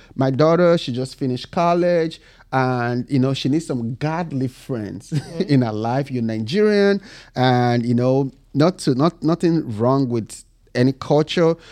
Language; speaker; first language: English; non-native, local second language; Bini